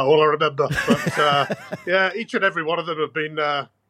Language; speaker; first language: English; native; English